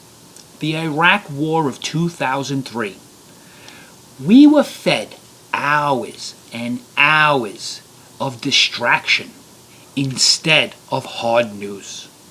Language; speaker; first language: English; native; English